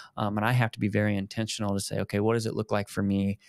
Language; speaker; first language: English; native; English